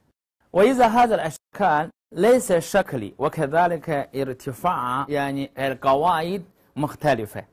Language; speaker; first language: Arabic; non-native, learner; Chinese